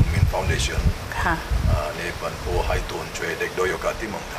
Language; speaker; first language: Thai; non-native, fluent; Indonesian